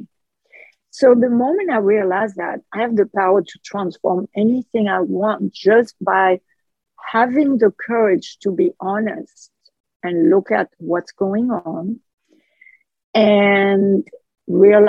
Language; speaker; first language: English; non-native, fluent; French